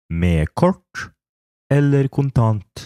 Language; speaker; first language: Norwegian; non-native, fluent; Polish